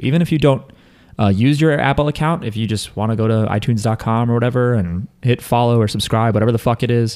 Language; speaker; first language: English; native; English